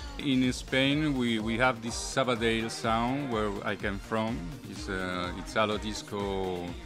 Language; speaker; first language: English; non-native, learner; Spanish